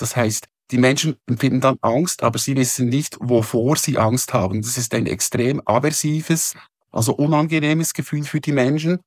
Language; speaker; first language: German; native; German